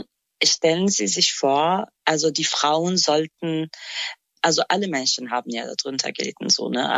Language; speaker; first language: German; non-native, fluent; Kurdish